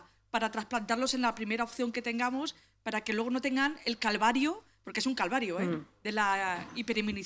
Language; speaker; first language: Spanish; native; Spanish